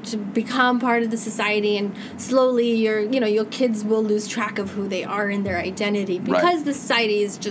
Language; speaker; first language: English; native; English